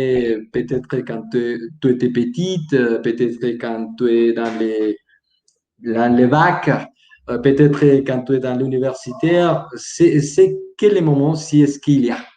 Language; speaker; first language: French; non-native, learner; Spanish